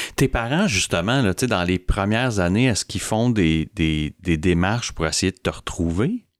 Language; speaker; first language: French; native; French